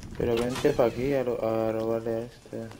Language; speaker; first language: Spanish; native; Spanish